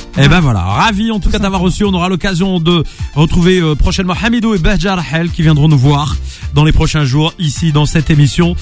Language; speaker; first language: French; native; French